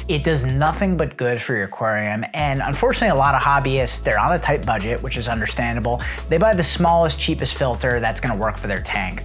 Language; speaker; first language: English; native; English